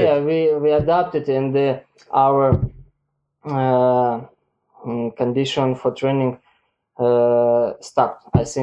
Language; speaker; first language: English; non-native, learner; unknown